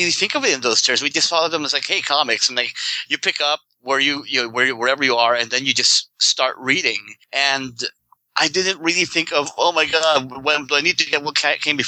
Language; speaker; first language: English; non-native, local second language; Filipino